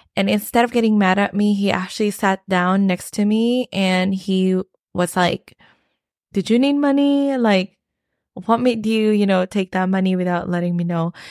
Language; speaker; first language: English; non-native, local second language; Filipino